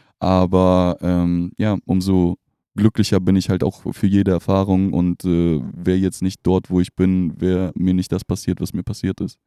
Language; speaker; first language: German; non-native, fluent; Russian